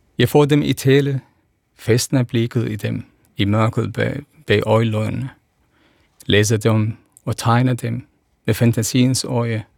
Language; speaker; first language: Danish; non-native, fluent; Kurdish